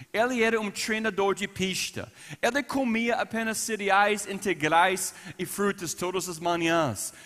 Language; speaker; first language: Portuguese; non-native, fluent; English